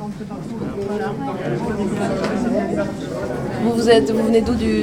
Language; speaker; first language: French; native; French